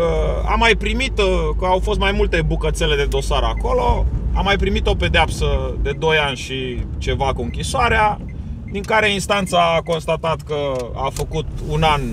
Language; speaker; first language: Romanian; native; Romanian